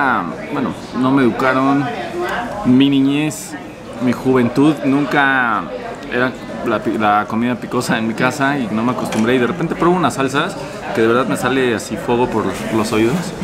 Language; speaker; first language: Spanish; native; Spanish